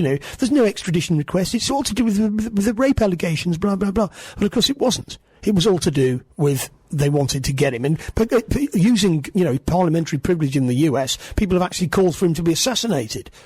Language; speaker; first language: English; native; English